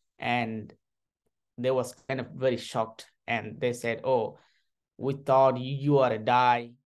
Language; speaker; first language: English; non-native, learner; Rohingya